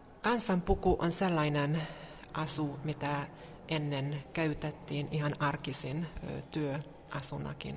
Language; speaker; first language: Finnish; non-native, fluent; Hungarian